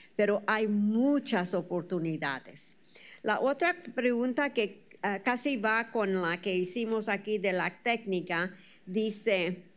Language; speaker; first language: Spanish; early bilingual, heritage; Spanish